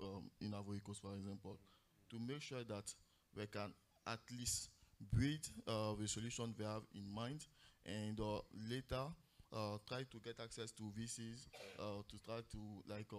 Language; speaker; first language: English; non-native, local second language; French